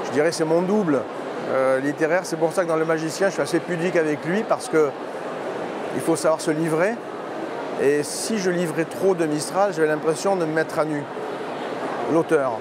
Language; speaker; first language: French; native; French